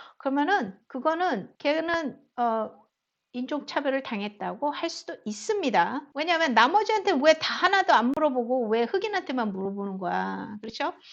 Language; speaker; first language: Korean; native; Korean